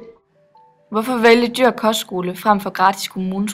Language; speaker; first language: Danish; native; Danish